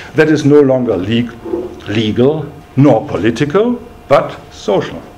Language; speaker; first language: English; non-native, fluent; German